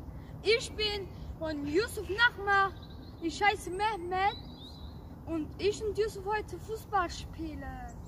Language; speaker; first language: German; early bilingual, other home language; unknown